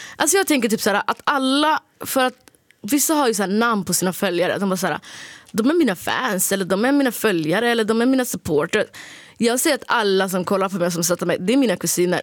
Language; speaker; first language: Swedish; early bilingual, other home language; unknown